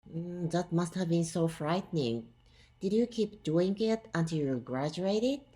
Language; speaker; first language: English; non-native, fluent; Japanese